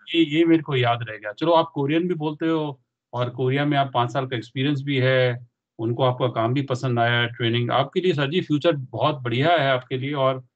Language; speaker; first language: Hindi; non-native, local second language; Punjabi